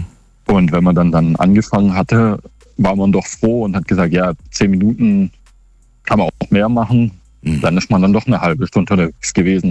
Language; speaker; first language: German; native; German